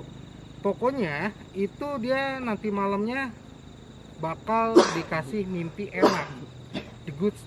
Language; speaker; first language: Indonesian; native; Indonesian